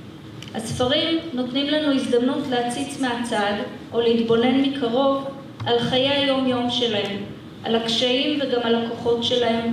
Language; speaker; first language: Hebrew; native; Hebrew